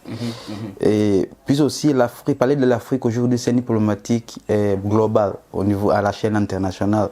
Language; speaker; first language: French; non-native, fluent; Portuguese